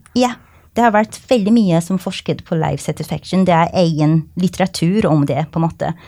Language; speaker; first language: Norwegian; non-native, fluent; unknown